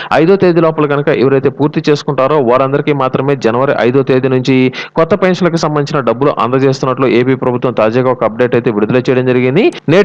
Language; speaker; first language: Telugu; native; Telugu